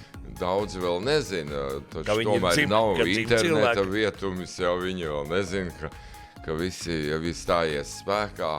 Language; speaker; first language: Latvian; native; Latvian